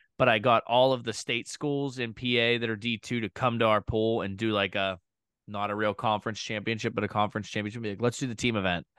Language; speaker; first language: English; native; English